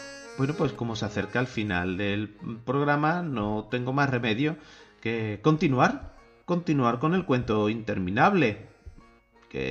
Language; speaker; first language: Spanish; native; Spanish